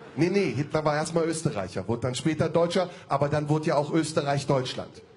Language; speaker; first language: German; early bilingual, other home language; Turkish